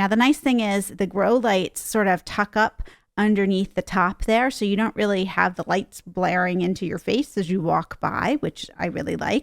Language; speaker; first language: English; native; English